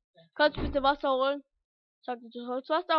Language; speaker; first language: German; early bilingual, other home language; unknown